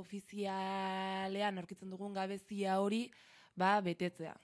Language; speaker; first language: Basque; native; Basque